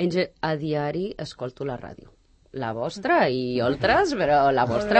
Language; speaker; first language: Catalan; non-native, fluent; Portuguese